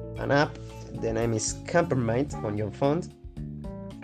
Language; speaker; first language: English; non-native, fluent; Spanish